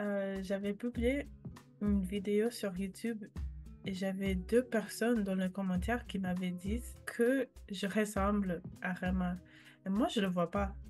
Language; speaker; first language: French; non-native, fluent; English